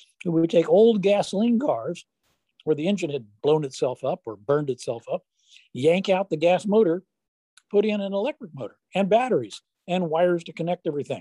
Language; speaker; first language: English; native; English